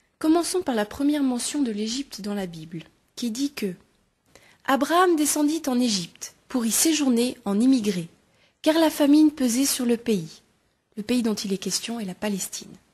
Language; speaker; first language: French; native; French